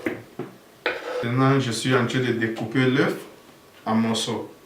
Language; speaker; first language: French; non-native, fluent; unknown